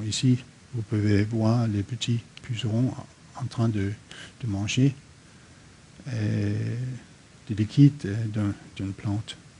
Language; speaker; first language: French; non-native, fluent; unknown